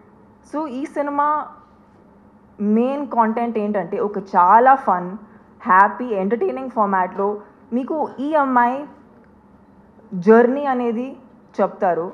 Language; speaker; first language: Telugu; non-native, fluent; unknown